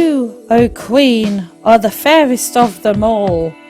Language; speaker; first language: English; native; English